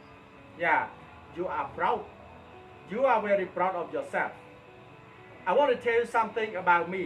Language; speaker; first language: English; non-native, fluent; Khmer